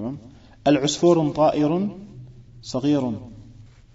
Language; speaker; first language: Arabic; early bilingual, heritage; Arabic